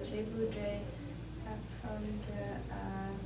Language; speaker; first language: French; non-native, learner; English